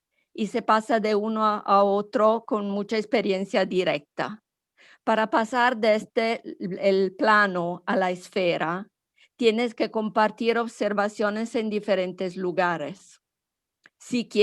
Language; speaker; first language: Spanish; non-native, fluent; Italian